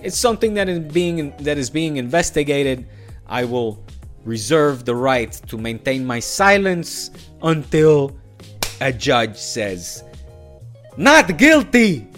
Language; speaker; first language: English; early bilingual, other home language; Spanish